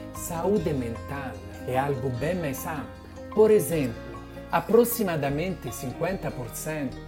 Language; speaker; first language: Portuguese; non-native, fluent; Italian